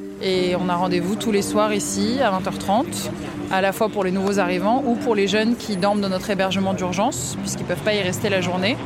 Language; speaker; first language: French; native; French